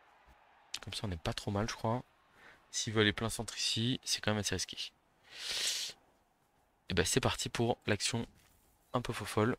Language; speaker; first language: French; native; French